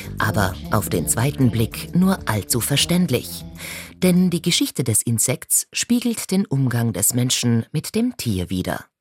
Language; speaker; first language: German; native; German